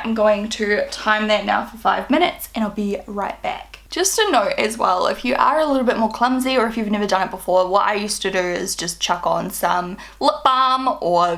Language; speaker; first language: English; native; English